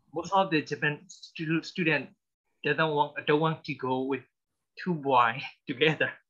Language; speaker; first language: English; non-native, learner; Burmese